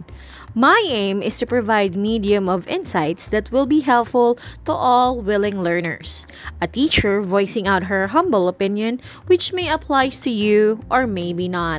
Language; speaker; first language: English; non-native, local second language; Filipino